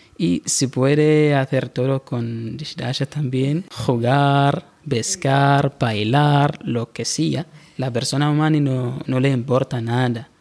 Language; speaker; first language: Spanish; non-native, fluent; Arabic